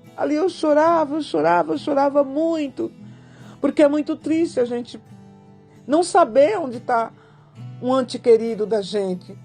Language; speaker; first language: Portuguese; native; Portuguese